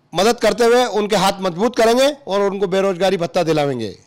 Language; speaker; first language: Hindi; native; Hindi